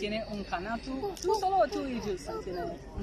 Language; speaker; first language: Spanish; non-native, fluent; English